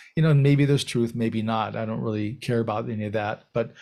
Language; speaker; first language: English; native; English